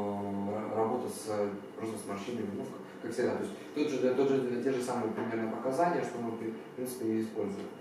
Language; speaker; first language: Russian; native; Russian